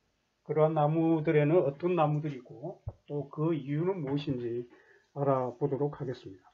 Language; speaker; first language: Korean; native; Korean